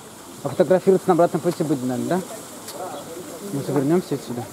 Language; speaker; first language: Russian; native; Russian